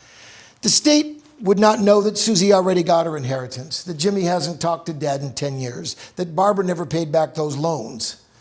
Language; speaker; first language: English; native; English